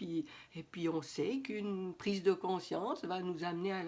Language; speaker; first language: French; native; French